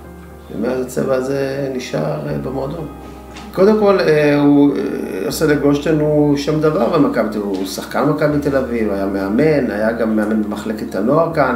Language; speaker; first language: Hebrew; native; Hebrew